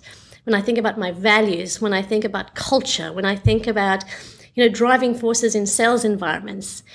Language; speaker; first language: English; native; English